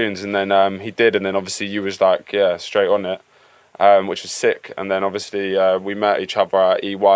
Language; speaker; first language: English; native; English